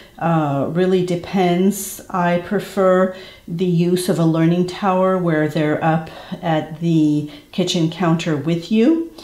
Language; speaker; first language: English; non-native, fluent; French